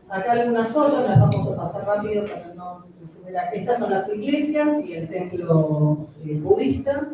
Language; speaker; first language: Spanish; native; Spanish